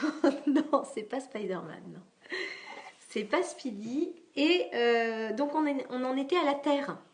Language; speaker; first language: French; native; French